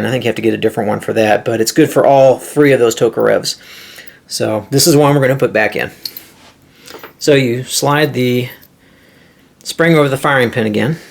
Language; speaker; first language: English; native; English